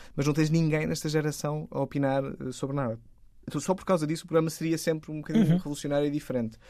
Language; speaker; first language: Portuguese; native; Portuguese